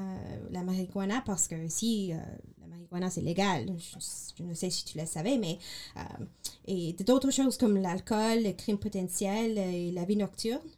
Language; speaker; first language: French; non-native, learner; English